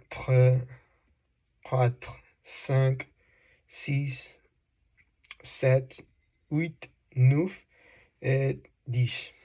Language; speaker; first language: French; non-native, learner; Spanish